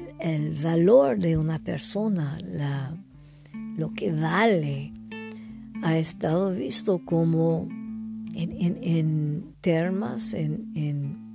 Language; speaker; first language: Spanish; non-native, learner; English